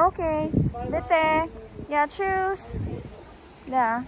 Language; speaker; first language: English; non-native, learner; Filipino